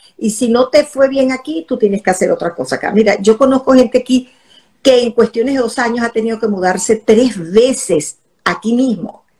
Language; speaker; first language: Spanish; native; Spanish